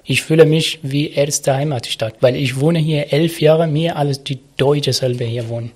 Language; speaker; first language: German; non-native, learner; Arabic